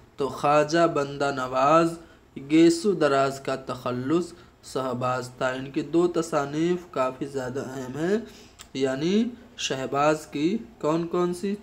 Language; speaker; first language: Urdu; native; Urdu